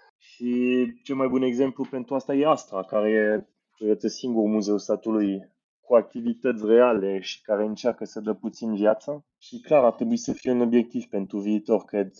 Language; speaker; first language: Romanian; non-native, fluent; French